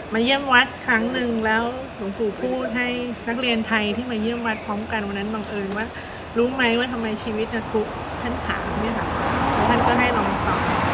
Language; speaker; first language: Thai; native; Thai